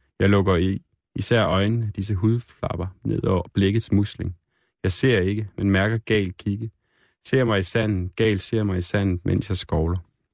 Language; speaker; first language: Danish; native; Danish